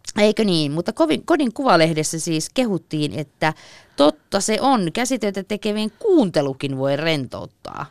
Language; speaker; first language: Finnish; native; Finnish